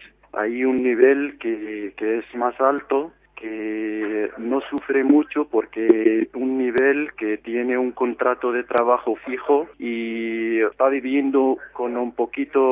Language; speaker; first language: Spanish; non-native, fluent; Arabic